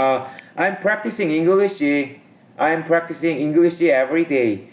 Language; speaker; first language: English; non-native, learner; Korean